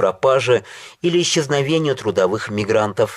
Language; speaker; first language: Russian; non-native, local second language; Tajik